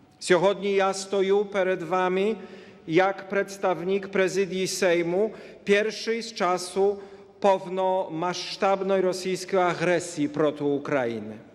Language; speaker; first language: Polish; native; Polish